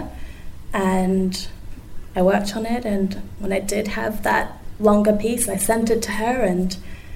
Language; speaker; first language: English; native; English